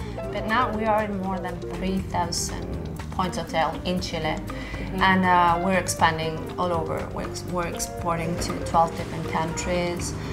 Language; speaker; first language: English; native; English